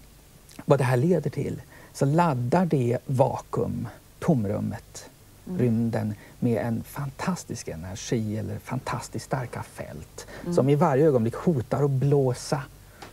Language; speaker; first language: Swedish; native; Swedish